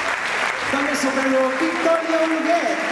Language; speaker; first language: Catalan; native; Catalan